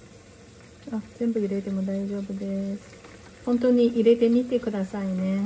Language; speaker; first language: Japanese; non-native, learner; Chinese